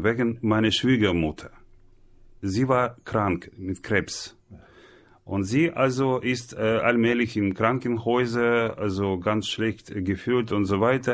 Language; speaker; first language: German; non-native, learner; Russian